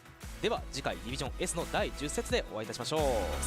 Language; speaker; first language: Japanese; native; Japanese